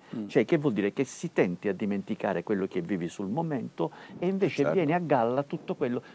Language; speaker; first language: Italian; native; Italian